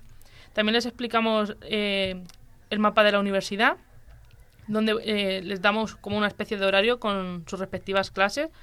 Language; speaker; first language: Spanish; native; Spanish